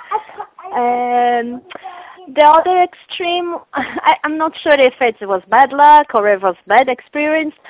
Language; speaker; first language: English; non-native, fluent; Portuguese